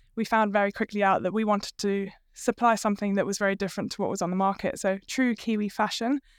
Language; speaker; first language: English; native; English